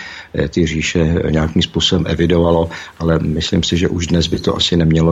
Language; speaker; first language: Czech; native; Czech